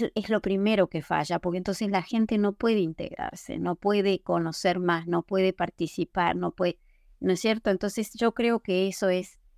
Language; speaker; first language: Spanish; native; Spanish